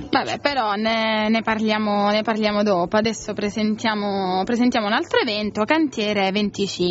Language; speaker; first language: Italian; native; Italian